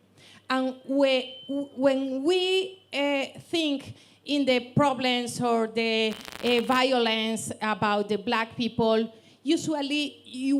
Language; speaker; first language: English; non-native, learner; Spanish